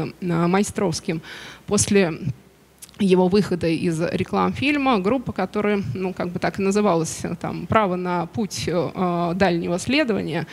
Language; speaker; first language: Russian; native; Russian